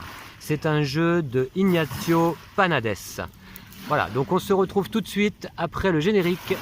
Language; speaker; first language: French; native; French